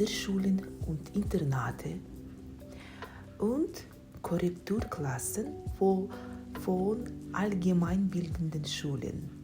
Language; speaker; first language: German; non-native, learner; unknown